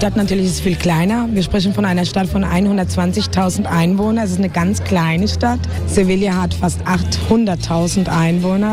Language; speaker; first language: German; non-native, fluent; Spanish